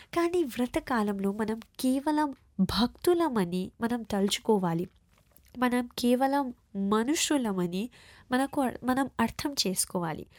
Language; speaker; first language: Telugu; early bilingual, heritage; Telugu